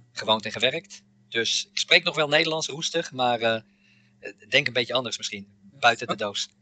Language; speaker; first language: Dutch; non-native, fluent; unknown